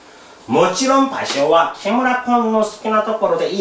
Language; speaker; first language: Japanese; non-native, fluent; Korean